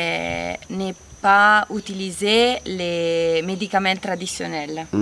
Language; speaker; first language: French; non-native, learner; Italian